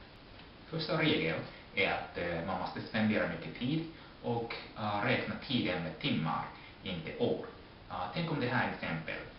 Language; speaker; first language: Swedish; non-native, fluent; Japanese